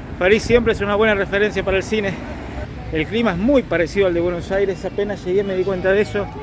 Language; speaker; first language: Spanish; native; Spanish